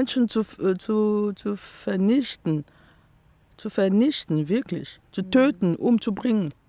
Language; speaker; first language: German; non-native, local second language; French